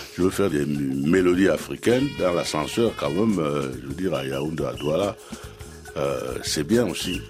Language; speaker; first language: French; non-native, local second language; Duala